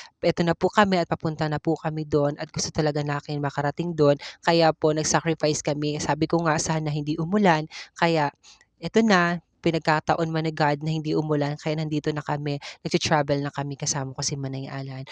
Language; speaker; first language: Filipino; non-native, local second language; Bikol